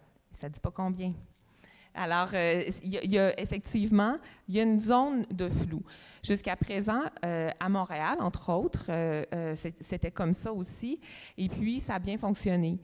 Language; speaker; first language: French; native; French